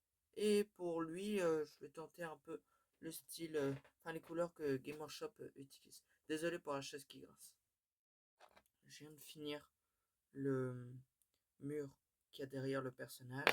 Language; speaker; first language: French; native; French